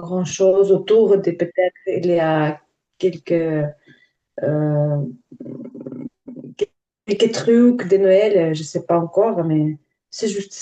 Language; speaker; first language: French; non-native, learner; Ukrainian